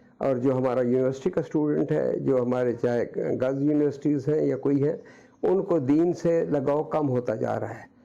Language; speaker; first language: Urdu; non-native, local second language; Saraiki